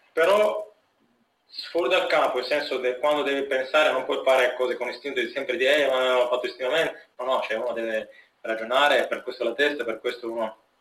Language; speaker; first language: Italian; non-native, fluent; Bulgarian